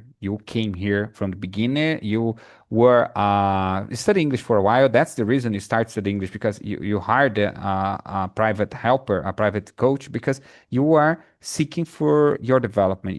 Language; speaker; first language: English; non-native, fluent; Portuguese